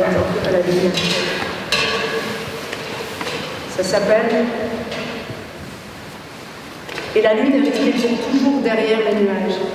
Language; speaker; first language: French; native; French